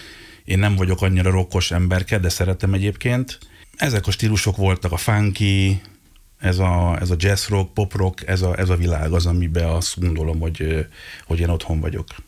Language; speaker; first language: Hungarian; native; Hungarian